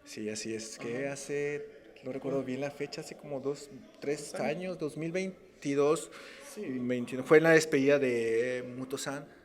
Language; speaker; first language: Spanish; native; Spanish